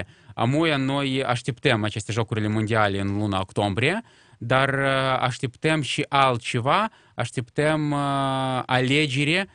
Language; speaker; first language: Romanian; non-native, local second language; Russian